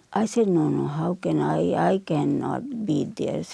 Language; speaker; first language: English; non-native, local second language; Urdu